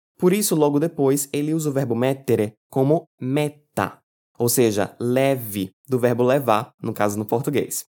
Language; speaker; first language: Portuguese; native; Portuguese